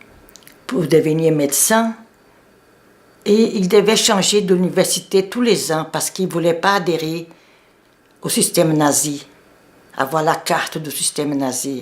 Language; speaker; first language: French; non-native, fluent; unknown